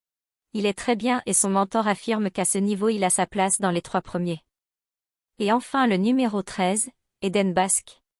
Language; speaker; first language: French; native; French